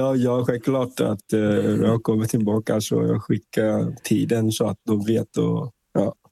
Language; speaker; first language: Swedish; non-native, fluent; Vietnamese